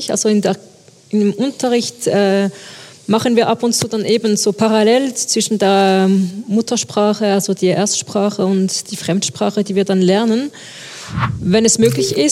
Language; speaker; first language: German; non-native, local second language; French